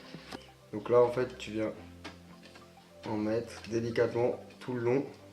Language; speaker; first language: French; native; French